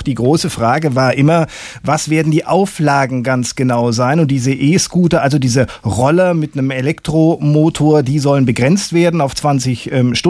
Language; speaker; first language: German; native; German